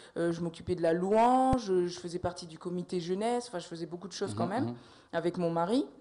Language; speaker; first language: French; native; French